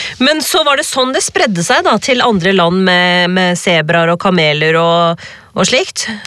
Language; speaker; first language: Norwegian; early bilingual, other home language; Urdu